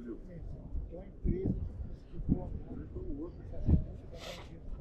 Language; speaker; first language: Portuguese; native; Portuguese